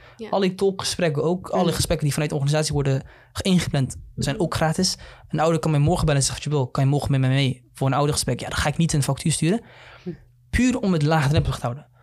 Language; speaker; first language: Dutch; early bilingual, other home language; Somali